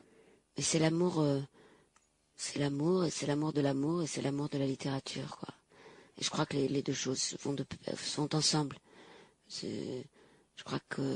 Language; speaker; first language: French; native; French